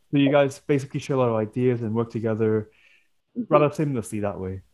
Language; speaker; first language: English; non-native, local second language; Cantonese